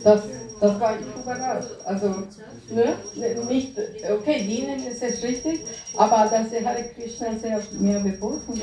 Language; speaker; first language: German; non-native, fluent; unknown